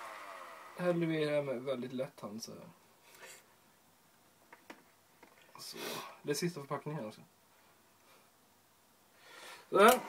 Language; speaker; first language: Swedish; native; Swedish